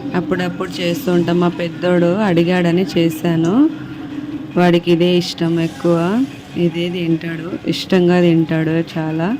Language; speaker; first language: Telugu; non-native, local second language; Lambadi